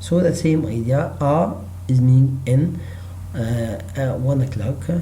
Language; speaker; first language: English; non-native, learner; Arabic